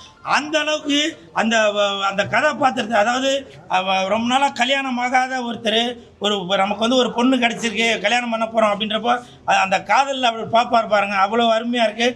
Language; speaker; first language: Tamil; native; Tamil